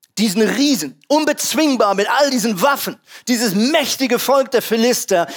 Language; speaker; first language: German; native; German